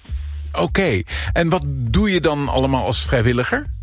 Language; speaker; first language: Dutch; native; Dutch